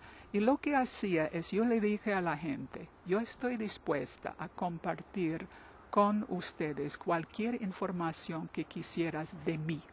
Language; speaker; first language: Spanish; non-native, fluent; English